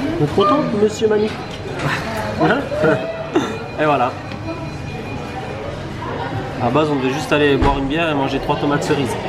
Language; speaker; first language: French; native; French